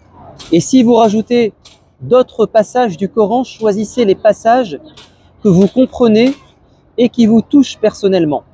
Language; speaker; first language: French; native; French